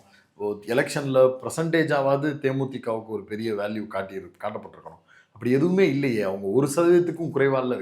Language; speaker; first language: Tamil; native; Tamil